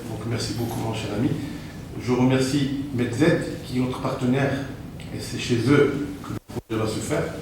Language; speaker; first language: French; non-native, local second language; Arabic